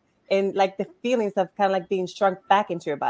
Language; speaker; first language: English; native; English